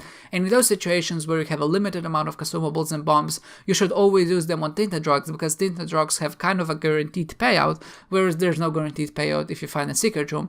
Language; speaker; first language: English; non-native, fluent; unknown